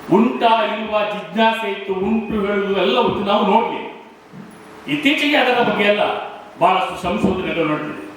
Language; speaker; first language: Kannada; non-native, local second language; Tulu